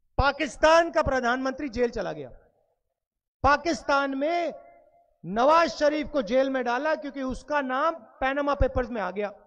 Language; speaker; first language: Hindi; native; Hindi